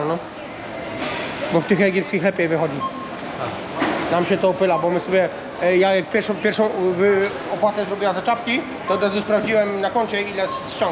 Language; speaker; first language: Polish; native; Polish